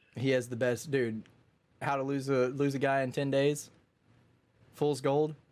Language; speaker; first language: English; native; English